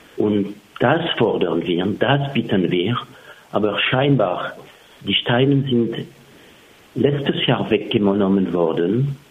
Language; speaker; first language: German; non-native, fluent; French